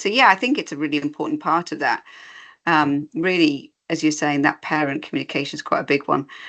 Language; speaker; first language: English; native; English